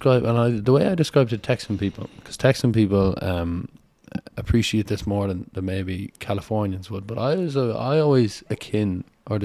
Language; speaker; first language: English; native; English